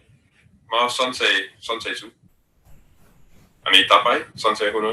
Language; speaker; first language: Nepali; non-native, learner; English